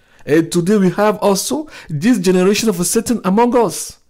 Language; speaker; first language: English; non-native, fluent; Ewe